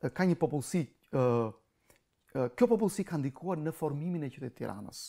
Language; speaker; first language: Albanian; non-native, local second language; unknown